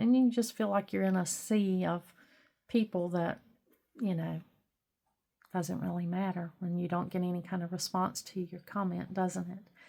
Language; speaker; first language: English; native; English